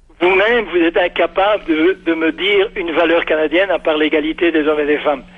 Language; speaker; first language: French; native; French